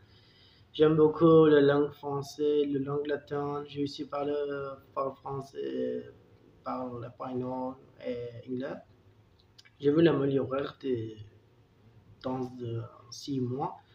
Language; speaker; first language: French; non-native, learner; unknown